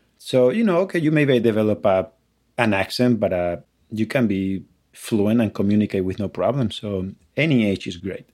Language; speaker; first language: English; non-native, fluent; Spanish